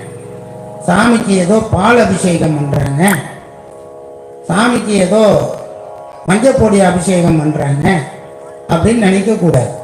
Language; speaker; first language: Tamil; native; Tamil